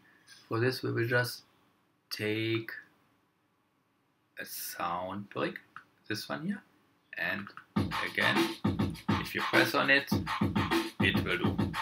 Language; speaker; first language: English; non-native, fluent; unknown